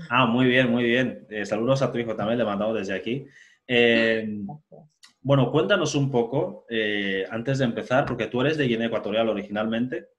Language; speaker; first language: Spanish; non-native, local second language; Fang